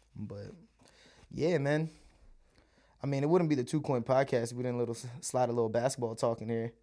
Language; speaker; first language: English; early bilingual, other home language; Malayalam